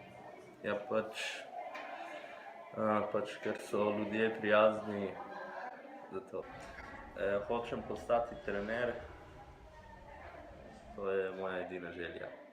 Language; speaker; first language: Slovenian; early bilingual, other home language; Persian